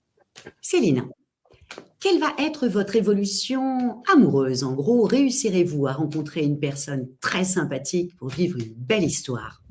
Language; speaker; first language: French; native; French